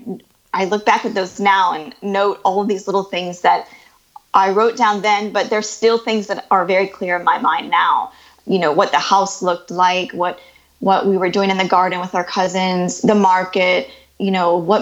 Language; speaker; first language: English; native; English